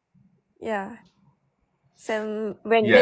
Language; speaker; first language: English; non-native, learner; Thai